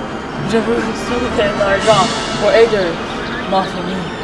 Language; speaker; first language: French; non-native, learner; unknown